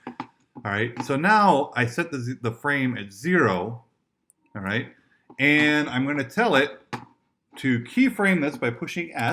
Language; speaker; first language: English; native; English